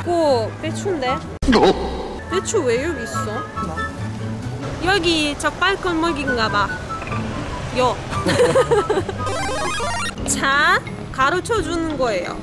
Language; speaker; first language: Korean; non-native, fluent; Russian